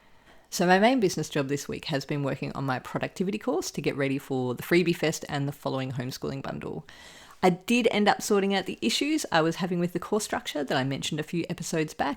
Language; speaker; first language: English; native; English